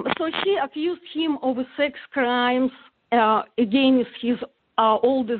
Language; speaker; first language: English; non-native, fluent; Russian